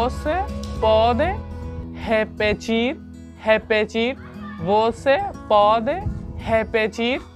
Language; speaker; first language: Portuguese; non-native, learner; Hindi